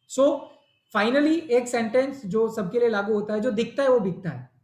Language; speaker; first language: Hindi; non-native, local second language; Gujarati